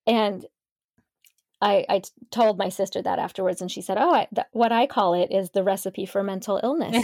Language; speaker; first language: English; native; English